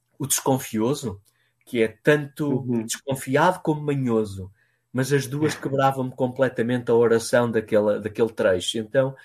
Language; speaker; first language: Portuguese; native; Portuguese